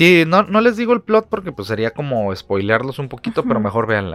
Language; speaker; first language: Spanish; native; Spanish